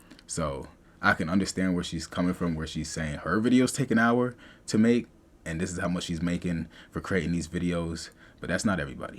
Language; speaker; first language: English; native; English